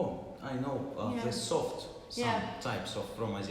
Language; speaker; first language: English; non-native, learner; Russian